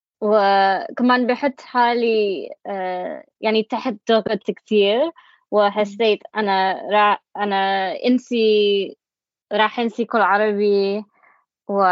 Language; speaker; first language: Arabic; non-native, learner; English